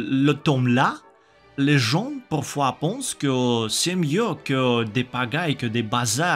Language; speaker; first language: French; non-native, learner; Russian